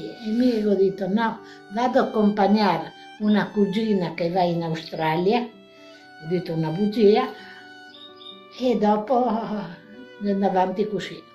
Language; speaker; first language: Italian; non-native, local second language; Venetian